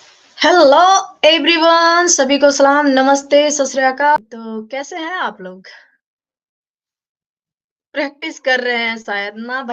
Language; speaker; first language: Hindi; native; Hindi